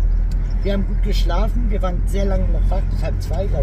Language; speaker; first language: German; native; German